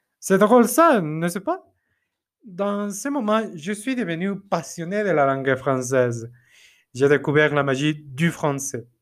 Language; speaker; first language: French; non-native, fluent; Spanish